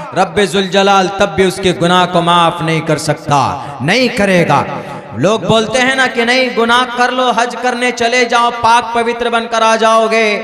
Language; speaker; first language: Hindi; native; Hindi